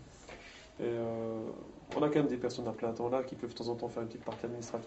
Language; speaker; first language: French; native; French